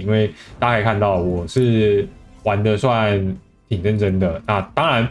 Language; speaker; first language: Chinese; native; Chinese